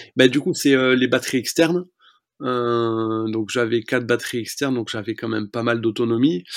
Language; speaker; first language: French; native; French